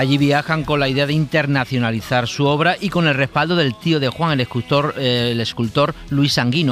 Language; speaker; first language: Spanish; native; Spanish